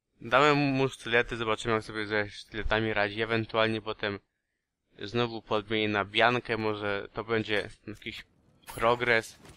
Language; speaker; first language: Polish; early bilingual, heritage; Polish